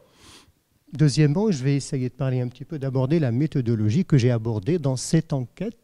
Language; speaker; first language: French; non-native, fluent; Arabic